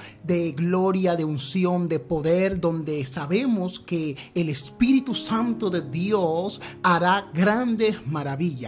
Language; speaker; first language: Spanish; native; Spanish